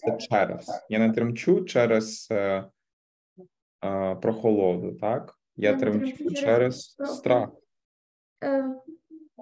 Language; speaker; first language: Ukrainian; native; Ukrainian